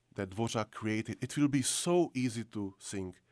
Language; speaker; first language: English; non-native, fluent; Czech